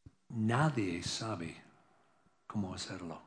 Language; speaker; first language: Spanish; non-native, learner; English